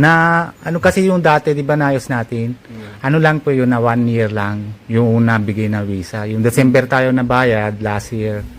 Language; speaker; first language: Filipino; non-native, fluent; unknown